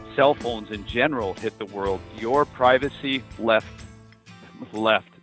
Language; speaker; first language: English; native; English